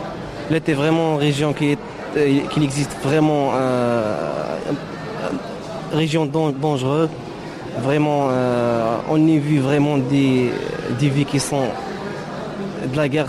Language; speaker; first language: French; non-native, learner; Arabic